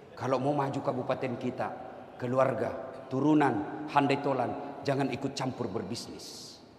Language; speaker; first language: Indonesian; non-native, local second language; Buginese